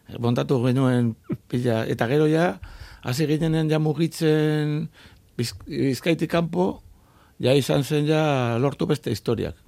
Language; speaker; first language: Basque; non-native, local second language; Spanish